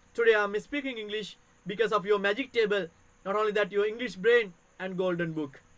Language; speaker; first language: English; non-native, local second language; Sinhala